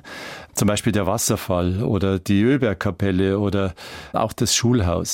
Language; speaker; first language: German; native; German